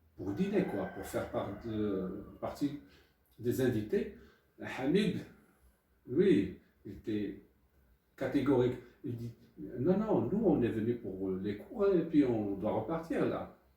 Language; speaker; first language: French; non-native, local second language; Arabic